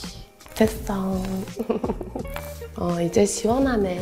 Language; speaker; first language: Korean; non-native, fluent; Turkish